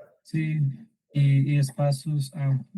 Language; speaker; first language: Portuguese; non-native, learner; Spanish